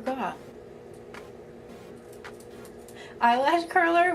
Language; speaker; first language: English; native; English